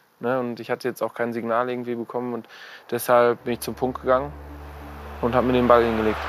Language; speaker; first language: German; native; German